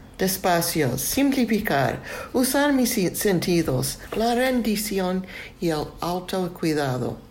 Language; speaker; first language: Spanish; non-native, learner; English